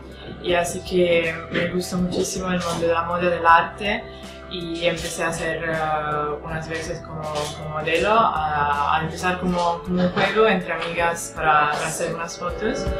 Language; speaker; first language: Spanish; non-native, fluent; Italian